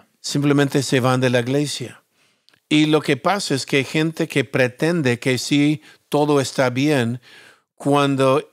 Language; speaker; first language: Spanish; non-native, fluent; English